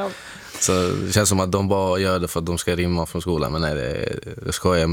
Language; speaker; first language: Swedish; non-native, fluent; Arabic